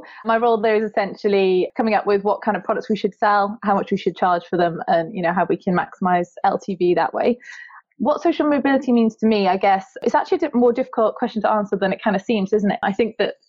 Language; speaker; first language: English; native; English